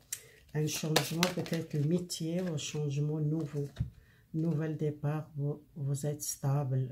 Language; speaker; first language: French; non-native, learner; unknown